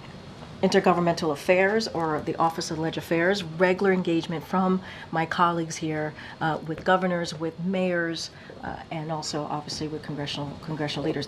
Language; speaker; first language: English; native; English